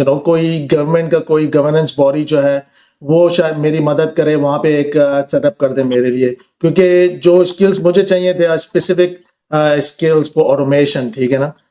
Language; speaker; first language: Hindi; early bilingual, heritage; Urdu